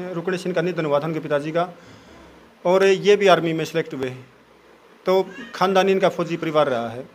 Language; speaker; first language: Hindi; native; Hindi